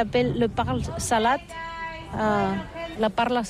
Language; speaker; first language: French; non-native, learner; Catalan